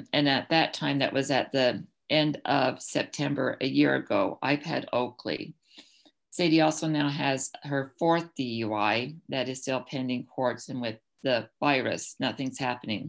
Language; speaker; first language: English; native; English